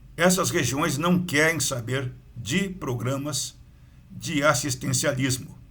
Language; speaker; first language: Portuguese; native; Portuguese